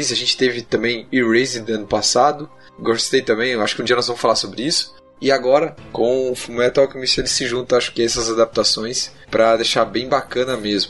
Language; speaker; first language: Portuguese; native; Portuguese